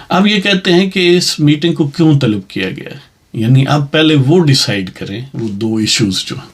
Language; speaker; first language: Urdu; non-native, local second language; Punjabi